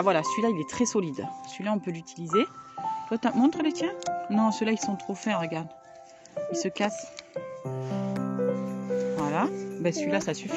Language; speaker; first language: French; native; French